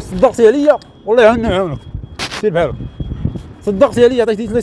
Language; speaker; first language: Arabic; native; Arabic